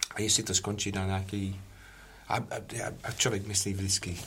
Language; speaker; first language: Czech; non-native, learner; English